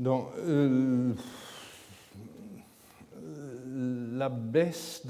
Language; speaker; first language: French; non-native, fluent; Italian